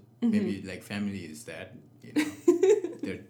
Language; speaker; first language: English; non-native, local second language; Nepali